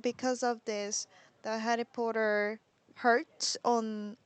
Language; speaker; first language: English; non-native, learner; Korean